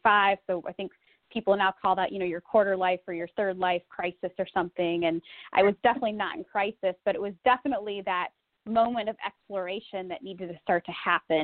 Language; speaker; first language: English; native; English